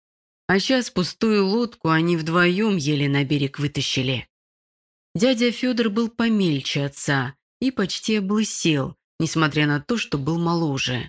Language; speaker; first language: Russian; native; Russian